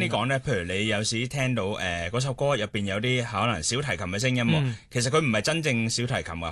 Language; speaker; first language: Cantonese; native; Cantonese